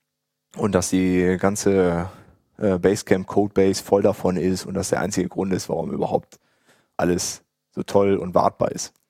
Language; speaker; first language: German; native; German